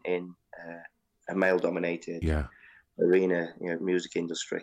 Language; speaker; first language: English; native; English